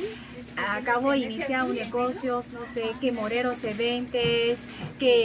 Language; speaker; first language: Spanish; non-native, learner; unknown